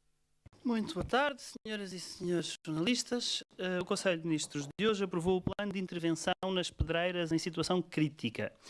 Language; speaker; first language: Portuguese; native; Portuguese